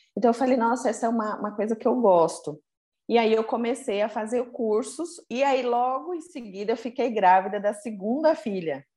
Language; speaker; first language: Portuguese; native; Portuguese